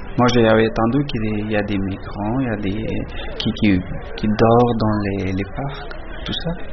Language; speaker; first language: French; non-native, learner; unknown